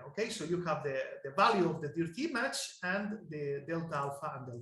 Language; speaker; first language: English; non-native, fluent; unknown